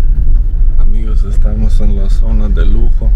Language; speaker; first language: Spanish; non-native, fluent; Russian